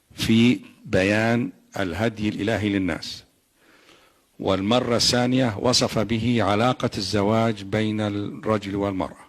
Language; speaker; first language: Arabic; native; Arabic